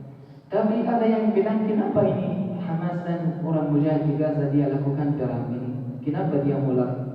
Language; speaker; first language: Indonesian; non-native, fluent; Arabic